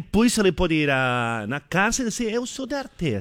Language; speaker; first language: Portuguese; non-native, learner; Spanish